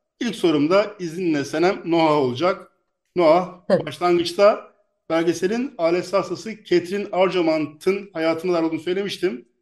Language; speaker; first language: Turkish; native; Turkish